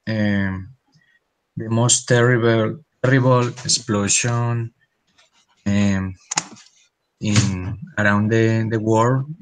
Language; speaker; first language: English; non-native, learner; Spanish